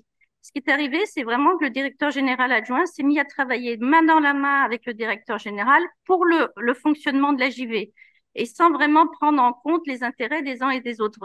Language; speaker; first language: French; native; French